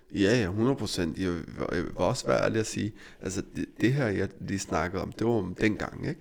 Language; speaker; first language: Danish; early bilingual, other home language; Arabic